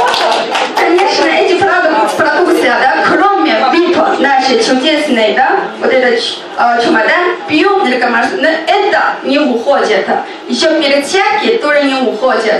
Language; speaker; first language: Russian; non-native, learner; Chinese